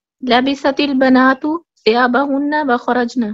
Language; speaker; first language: Arabic; non-native, learner; Urdu